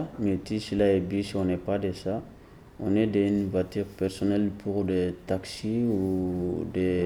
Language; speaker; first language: French; non-native, learner; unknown